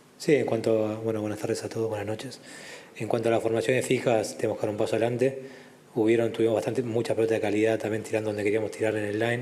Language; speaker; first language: Spanish; native; Spanish